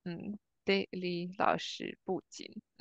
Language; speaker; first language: Chinese; non-native, learner; English